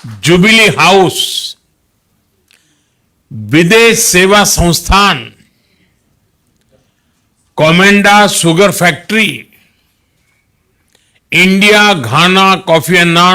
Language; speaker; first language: Hindi; non-native, local second language; Gujarati